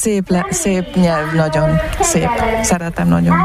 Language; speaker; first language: Hungarian; non-native, fluent; German